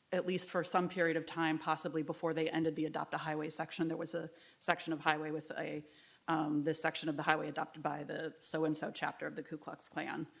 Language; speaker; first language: English; native; English